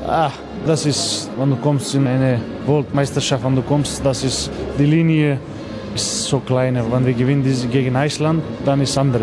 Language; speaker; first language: German; non-native, learner; Macedonian